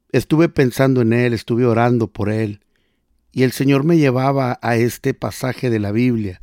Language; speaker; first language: Spanish; early bilingual, heritage; Spanish